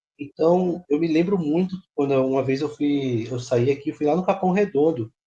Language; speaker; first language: Portuguese; native; Portuguese